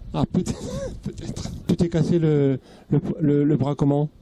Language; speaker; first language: French; native; French